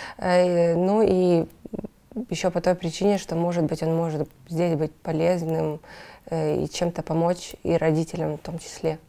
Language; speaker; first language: Russian; native; Russian